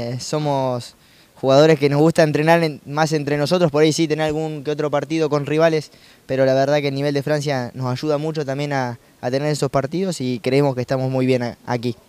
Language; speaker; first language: Spanish; native; Spanish